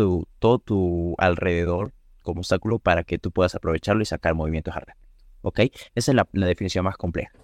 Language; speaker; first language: Spanish; native; Spanish